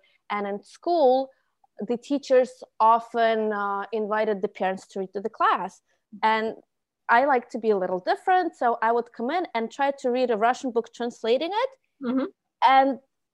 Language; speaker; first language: English; non-native, fluent; Russian